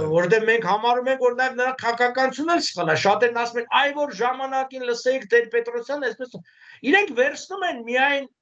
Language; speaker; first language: Armenian; native; Armenian